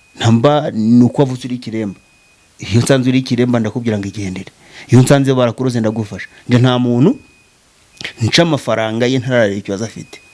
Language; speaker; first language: Kinyarwanda; early bilingual, heritage; Kinyarwanda